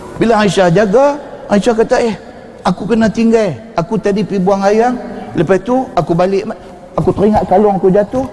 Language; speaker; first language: Malay; native; Malay